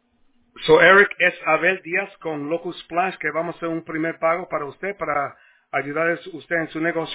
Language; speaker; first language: Spanish; early bilingual, heritage; Spanish